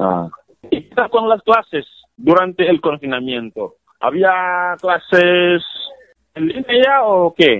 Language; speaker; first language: Spanish; non-native, fluent; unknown